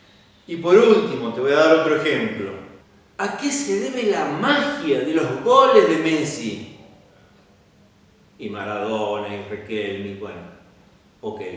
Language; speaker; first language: Spanish; native; Spanish